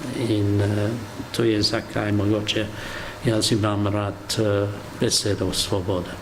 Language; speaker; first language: Slovenian; non-native, learner; English